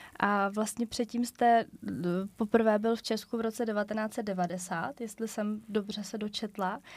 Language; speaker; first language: Czech; native; Czech